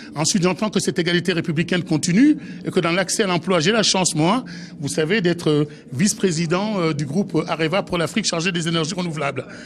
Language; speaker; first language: French; native; French